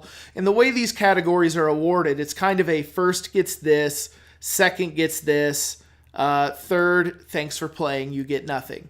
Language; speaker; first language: English; native; English